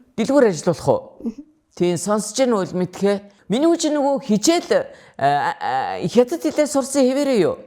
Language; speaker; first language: Mongolian; native; Mongolian